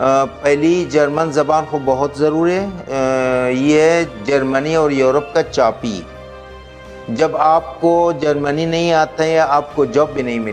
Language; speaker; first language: Hindi; non-native, learner; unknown